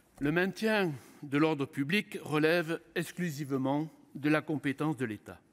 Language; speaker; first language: French; native; French